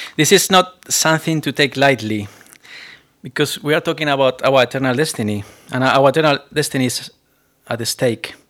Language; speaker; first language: English; non-native, fluent; Spanish